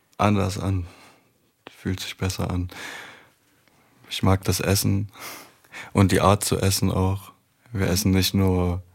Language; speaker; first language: German; native; German